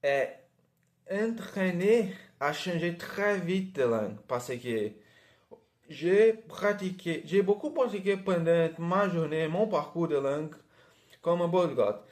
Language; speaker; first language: French; non-native, learner; Portuguese